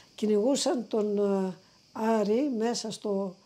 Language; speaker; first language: Greek; native; Greek